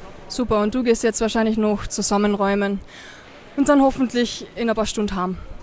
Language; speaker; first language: German; native; German